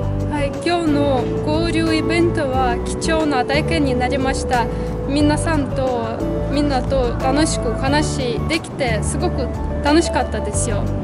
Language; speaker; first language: Japanese; non-native, fluent; Russian